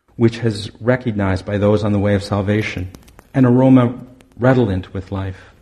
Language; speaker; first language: English; native; English